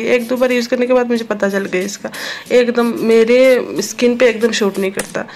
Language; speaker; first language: Hindi; non-native, local second language; Assamese